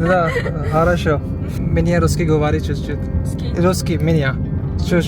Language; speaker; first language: Russian; non-native, learner; Hindi